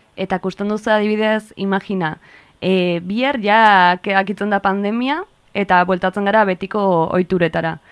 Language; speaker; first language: Basque; native; Basque